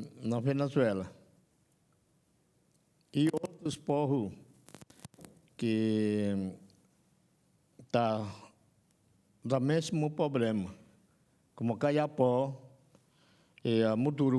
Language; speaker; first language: Portuguese; non-native, local second language; Yanomámi